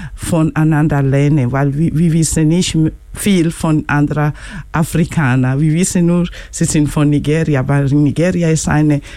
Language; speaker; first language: German; non-native, learner; Luo (Kenya and Tanzania)